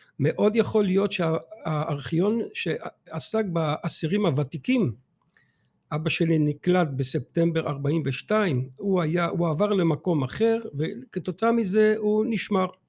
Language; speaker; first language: Hebrew; non-native, fluent; French